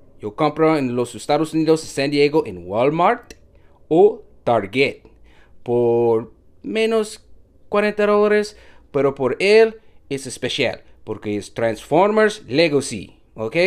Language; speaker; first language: Spanish; non-native, learner; English